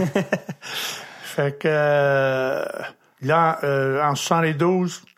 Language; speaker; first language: French; native; French